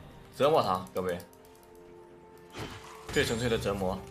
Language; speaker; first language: Chinese; native; Chinese